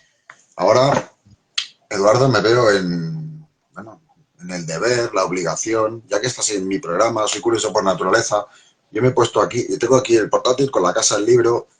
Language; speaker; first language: Spanish; native; Spanish